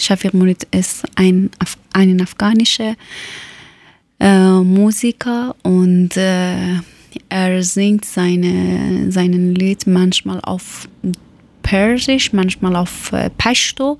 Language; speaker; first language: German; non-native, learner; Persian